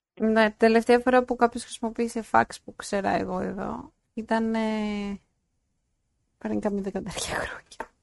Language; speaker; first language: Greek; native; Greek